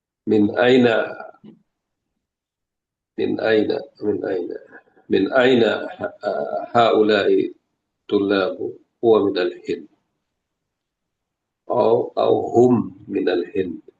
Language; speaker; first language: Arabic; non-native, learner; Indonesian